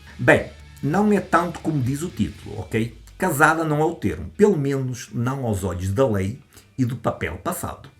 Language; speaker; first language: Portuguese; native; Portuguese